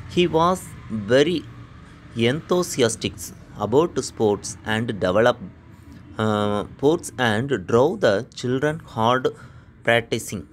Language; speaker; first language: English; non-native, local second language; Tamil